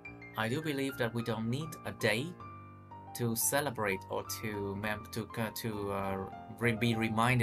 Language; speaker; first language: English; non-native, fluent; Vietnamese